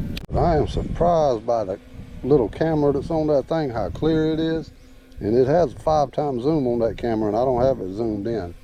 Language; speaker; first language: English; native; English